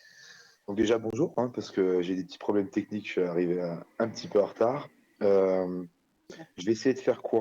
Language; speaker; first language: French; native; French